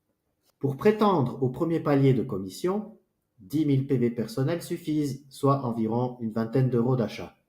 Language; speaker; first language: French; native; French